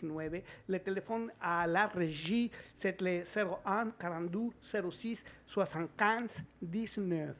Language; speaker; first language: French; non-native, fluent; Spanish